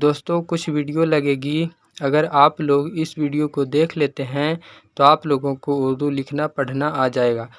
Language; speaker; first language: Urdu; native; Urdu